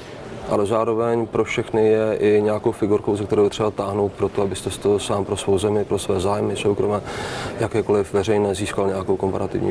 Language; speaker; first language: Czech; native; Czech